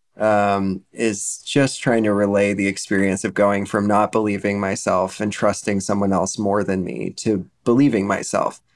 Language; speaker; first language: English; early bilingual, other home language; Russian